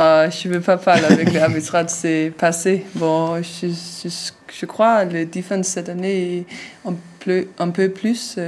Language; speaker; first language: French; non-native, learner; Danish